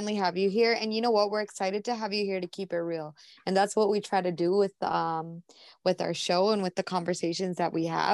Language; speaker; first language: English; native; English